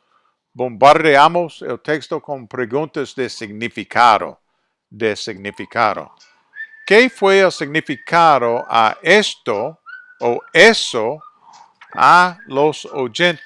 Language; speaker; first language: Spanish; non-native, fluent; English